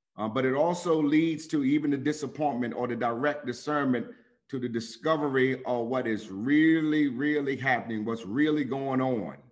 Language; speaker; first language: English; native; English